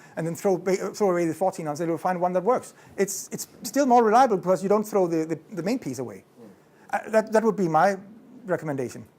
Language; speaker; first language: English; non-native, fluent; Danish